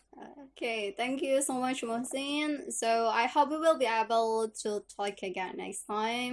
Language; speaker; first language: English; non-native, learner; Indonesian